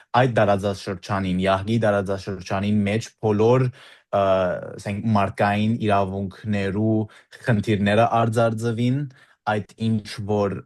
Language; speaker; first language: Armenian; early bilingual, heritage; Armenian